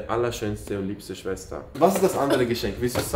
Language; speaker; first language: German; early bilingual, other home language; Persian